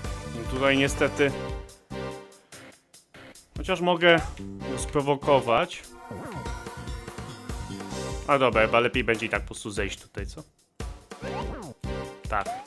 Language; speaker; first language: Polish; native; Polish